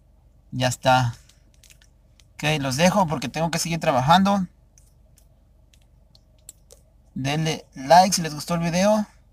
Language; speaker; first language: Spanish; early bilingual, heritage; Spanish